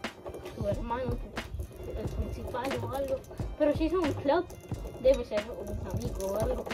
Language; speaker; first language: Spanish; early bilingual, heritage; Spanish